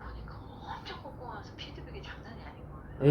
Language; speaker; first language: Korean; native; Korean